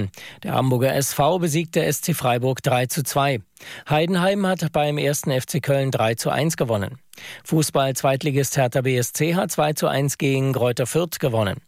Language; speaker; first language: German; native; German